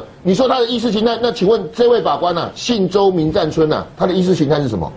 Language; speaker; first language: Chinese; native; Chinese